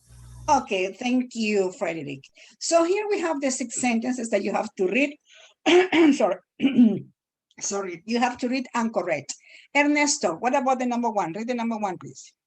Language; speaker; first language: English; non-native, fluent; Spanish